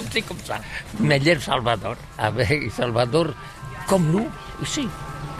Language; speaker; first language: French; non-native, learner; Catalan